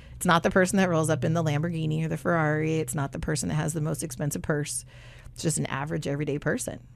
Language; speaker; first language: English; native; English